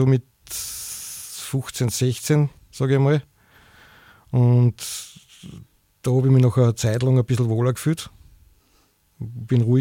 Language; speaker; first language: German; native; German